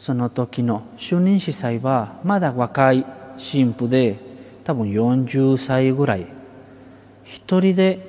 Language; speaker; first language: Japanese; non-native, fluent; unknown